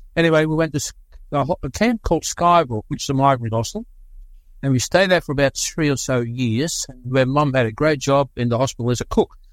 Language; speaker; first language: English; early bilingual, other home language; Dutch